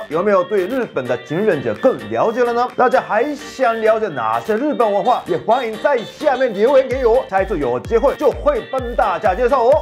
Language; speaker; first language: Chinese; non-native, fluent; Japanese